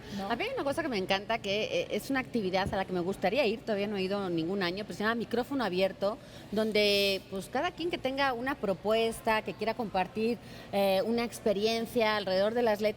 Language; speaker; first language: Spanish; native; Spanish